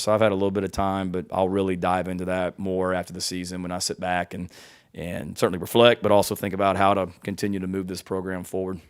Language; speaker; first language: English; native; English